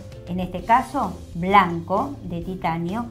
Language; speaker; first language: Spanish; native; Spanish